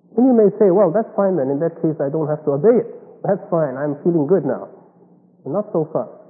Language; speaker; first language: English; non-native, fluent; Chinese